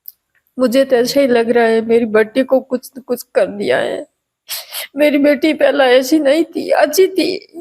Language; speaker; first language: Hindi; non-native, local second language; Marwari